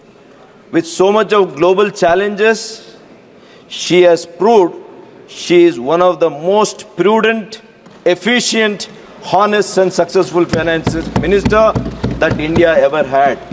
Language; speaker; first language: English; non-native, local second language; Kannada